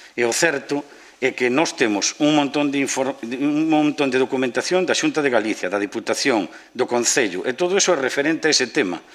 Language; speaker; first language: Galician; native; Galician